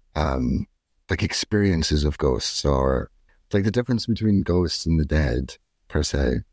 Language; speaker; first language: English; native; English